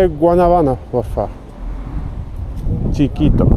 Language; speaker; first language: Spanish; non-native, learner; German